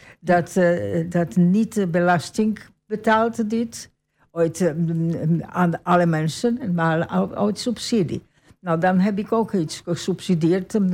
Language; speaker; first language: Dutch; non-native, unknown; Croatian